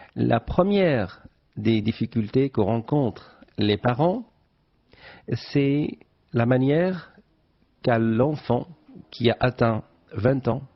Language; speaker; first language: French; non-native, local second language; Arabic